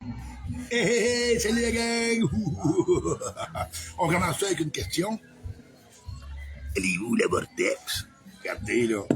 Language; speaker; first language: French; native; French